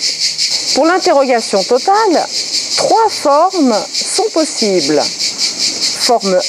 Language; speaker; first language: French; native; French